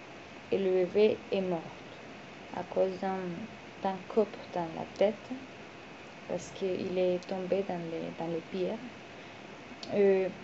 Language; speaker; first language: French; non-native, learner; Spanish